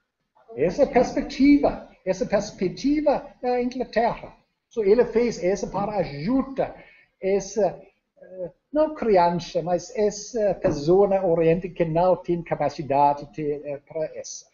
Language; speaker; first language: Portuguese; non-native, learner; Danish